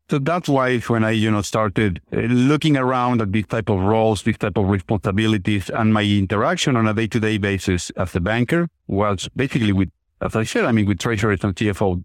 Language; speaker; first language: English; non-native, fluent; Spanish